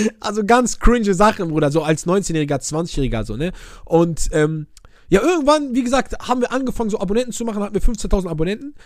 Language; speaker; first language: German; early bilingual, other home language; Arabic